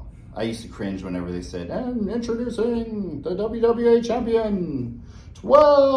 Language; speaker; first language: English; native; English